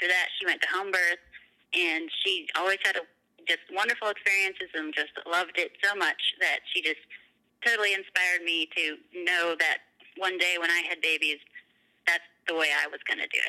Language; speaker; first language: English; native; English